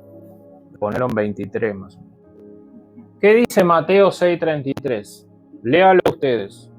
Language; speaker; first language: Spanish; native; Spanish